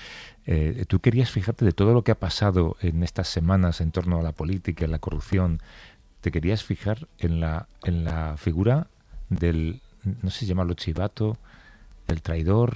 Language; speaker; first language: Spanish; native; Spanish